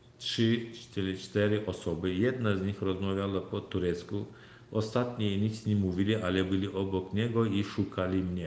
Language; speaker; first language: Polish; non-native, learner; Turkmen